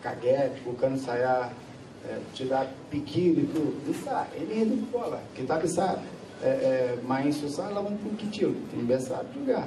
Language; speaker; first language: Indonesian; non-native, learner; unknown